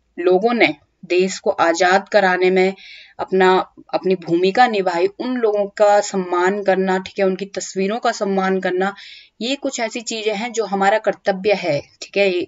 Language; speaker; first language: Hindi; native; Hindi